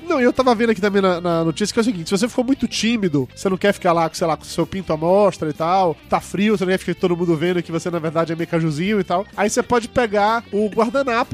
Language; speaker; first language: Portuguese; native; Portuguese